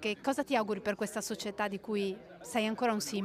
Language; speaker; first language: Italian; native; Italian